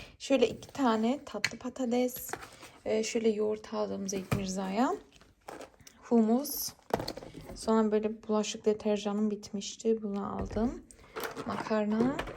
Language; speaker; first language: Turkish; early bilingual, heritage; Turkish